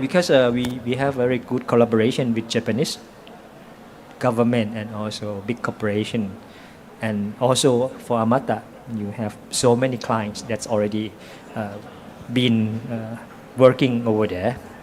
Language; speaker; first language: English; non-native, fluent; Thai